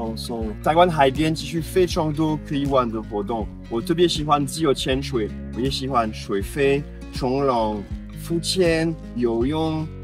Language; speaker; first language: Chinese; non-native, fluent; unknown